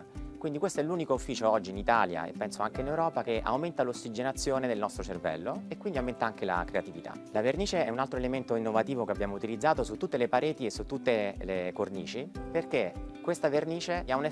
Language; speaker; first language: Italian; native; Italian